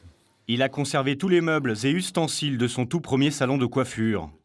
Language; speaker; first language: French; native; French